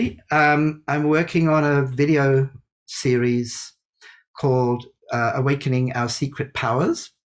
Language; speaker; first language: English; native; English